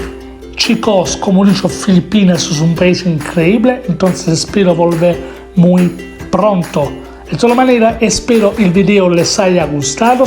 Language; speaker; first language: Spanish; non-native, fluent; Italian